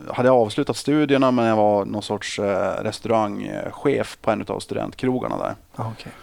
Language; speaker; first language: Swedish; native; Swedish